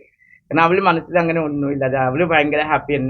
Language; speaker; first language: Malayalam; non-native, local second language; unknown